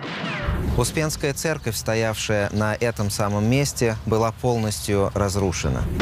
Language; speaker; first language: Russian; native; Russian